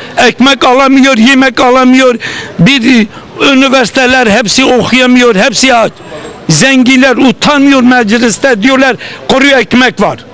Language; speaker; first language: Turkish; non-native, local second language; Kurdish